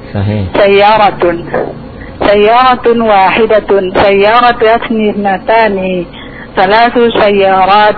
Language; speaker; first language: Arabic; non-native, learner; Indonesian